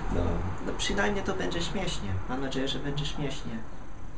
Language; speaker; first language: Polish; non-native, fluent; English